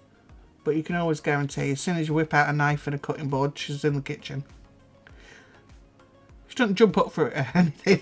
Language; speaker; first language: English; native; English